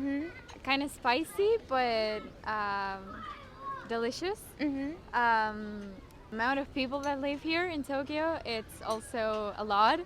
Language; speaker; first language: English; non-native, fluent; Spanish